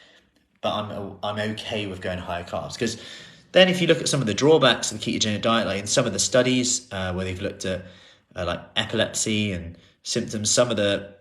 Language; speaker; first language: English; native; English